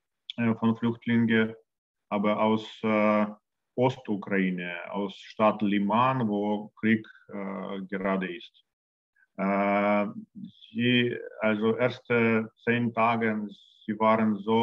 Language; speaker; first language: German; non-native, learner; Russian